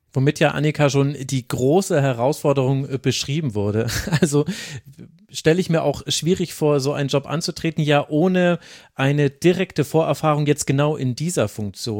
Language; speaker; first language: German; native; German